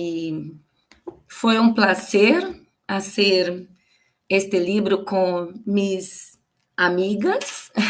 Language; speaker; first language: Spanish; non-native, learner; Portuguese